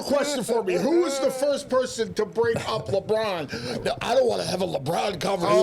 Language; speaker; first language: English; native; English